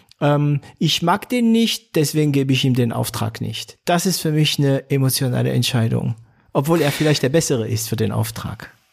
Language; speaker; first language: German; non-native, fluent; French